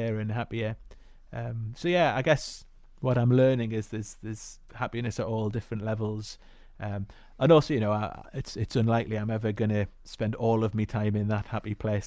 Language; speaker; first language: English; native; English